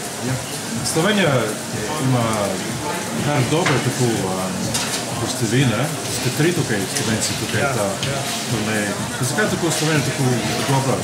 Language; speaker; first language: Slovenian; early bilingual, heritage; Slovenian